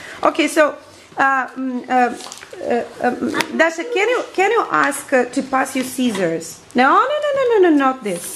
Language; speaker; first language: English; non-native, fluent; Russian